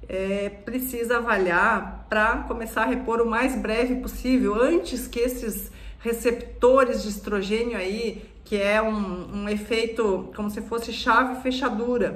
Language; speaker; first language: Portuguese; native; Portuguese